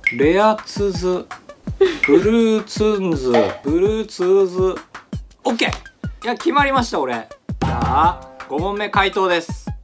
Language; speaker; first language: Japanese; native; Japanese